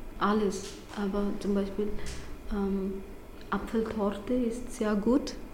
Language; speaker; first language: German; non-native, learner; Bangla